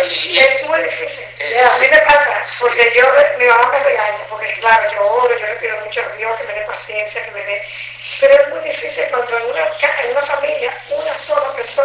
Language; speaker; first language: Spanish; native; Spanish